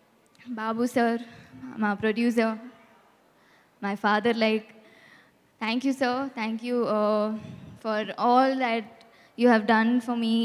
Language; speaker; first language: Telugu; non-native, local second language; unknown